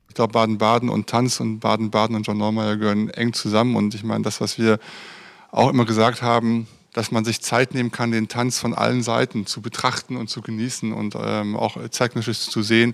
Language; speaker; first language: German; native; German